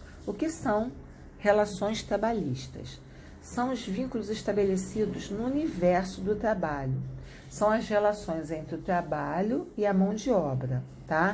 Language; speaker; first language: Portuguese; native; Portuguese